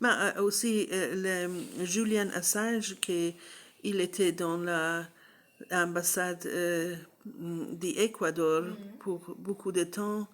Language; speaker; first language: French; non-native, learner; English